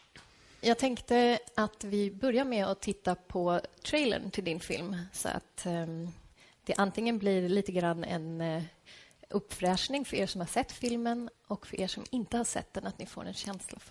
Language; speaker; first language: Swedish; native; Swedish